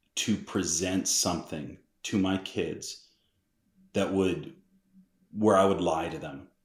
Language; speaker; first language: English; native; English